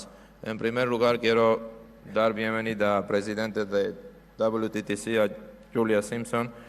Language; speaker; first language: Spanish; non-native, fluent; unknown